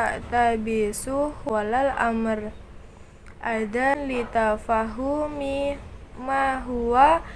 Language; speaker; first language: Arabic; non-native, learner; Indonesian